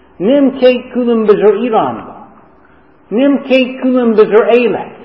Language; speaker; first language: Hungarian; non-native, fluent; English